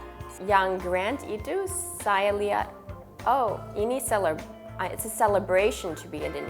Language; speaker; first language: Indonesian; early bilingual, heritage; English